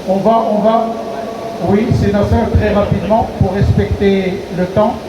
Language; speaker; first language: French; non-native, local second language; Arabic